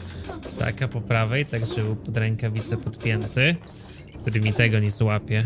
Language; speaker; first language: Polish; native; Polish